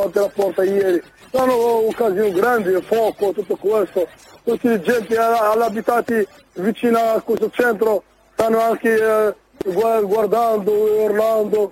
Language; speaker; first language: Italian; non-native, learner; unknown